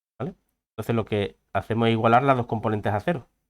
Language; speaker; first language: Spanish; native; Spanish